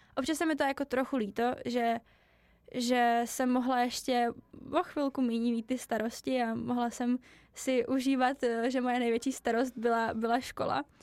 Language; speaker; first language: Czech; native; Czech